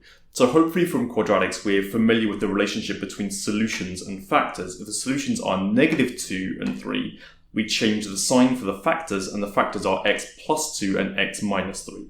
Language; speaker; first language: English; native; English